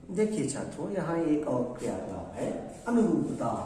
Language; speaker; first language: Hindi; non-native, local second language; Kannada